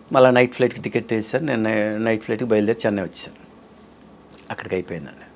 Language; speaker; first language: Telugu; native; Telugu